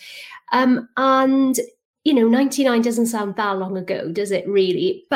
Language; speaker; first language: English; native; English